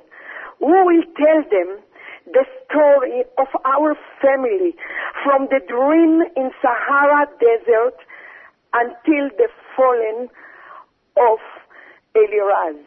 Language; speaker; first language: English; early bilingual, other home language; Arabic